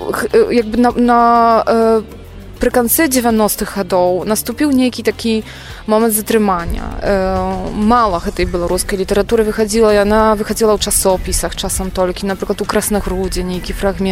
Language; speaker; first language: Belarusian; non-native, fluent; Polish